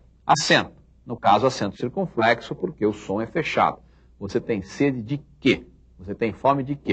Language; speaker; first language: Portuguese; native; Portuguese